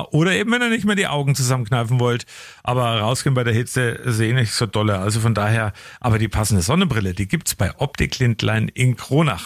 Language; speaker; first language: German; native; German